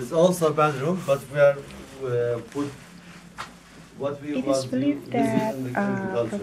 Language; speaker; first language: English; non-native, learner; Turkish